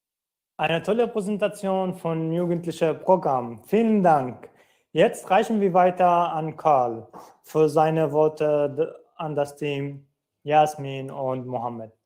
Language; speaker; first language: German; non-native, fluent; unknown